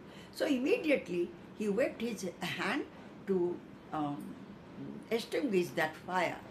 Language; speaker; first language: English; non-native, local second language; Odia